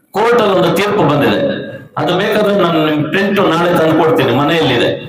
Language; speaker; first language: Kannada; native; Kannada